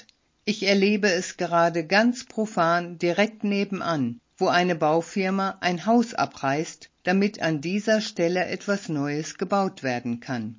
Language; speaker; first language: German; native; German